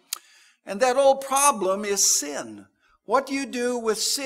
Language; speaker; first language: English; native; English